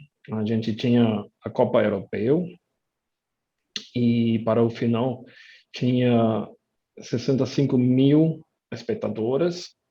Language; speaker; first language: Portuguese; non-native, fluent; German